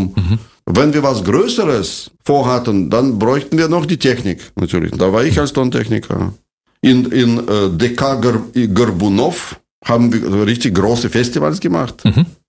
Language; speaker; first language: German; non-native, fluent; Russian